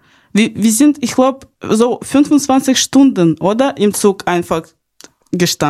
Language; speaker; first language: German; non-native, fluent; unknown